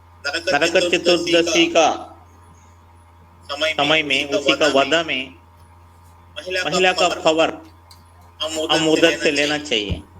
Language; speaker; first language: Hindi; non-native, local second language; Telugu